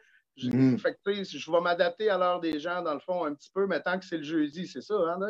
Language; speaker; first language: French; native; French